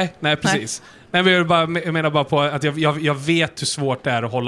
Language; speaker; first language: Swedish; native; Swedish